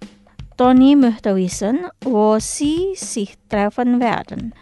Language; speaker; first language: German; non-native, fluent; Indonesian